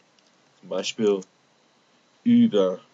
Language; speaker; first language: German; non-native, fluent; English